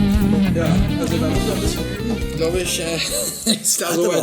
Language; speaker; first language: German; native; German